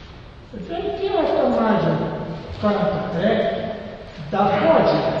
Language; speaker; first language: Italian; non-native, learner; Serbian